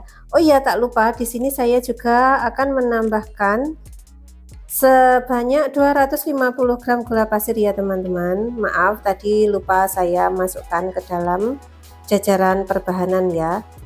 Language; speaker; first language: Indonesian; native; Indonesian